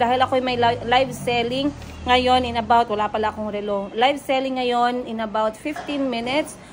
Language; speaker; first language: Filipino; native; Filipino